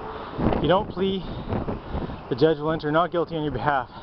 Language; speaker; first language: English; native; English